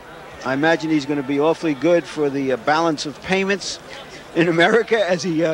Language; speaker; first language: English; native; English